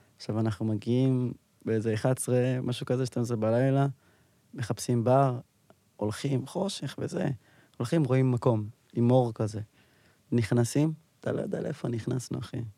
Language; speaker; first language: Hebrew; native; Hebrew